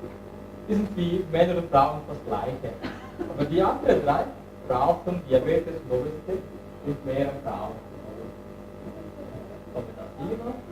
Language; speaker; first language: German; non-native, learner; Turkish